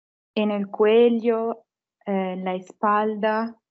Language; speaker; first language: Spanish; non-native, fluent; Italian